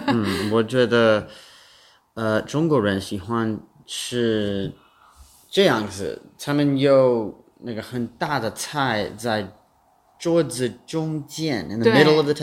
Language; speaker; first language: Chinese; non-native, learner; English